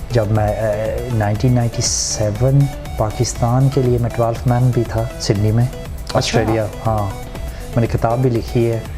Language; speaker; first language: Hindi; early bilingual, heritage; Hindi